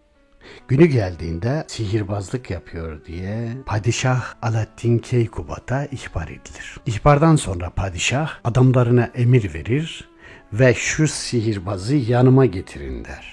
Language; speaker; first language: Turkish; native; Turkish